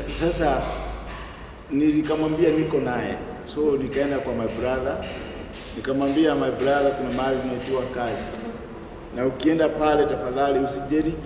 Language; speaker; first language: Swahili; non-native, local second language; Kikuyu